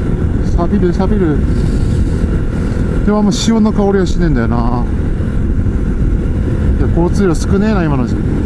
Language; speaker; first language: Japanese; native; Japanese